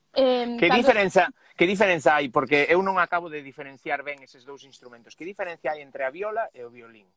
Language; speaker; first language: Galician; non-native, local second language; Spanish